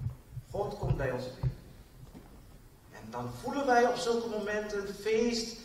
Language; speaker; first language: Dutch; early bilingual, other home language; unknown